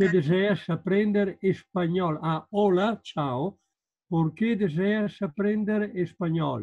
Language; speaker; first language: Spanish; non-native, learner; Italian